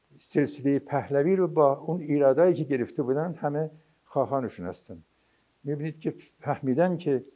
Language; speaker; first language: Persian; non-native, local second language; Azerbaijani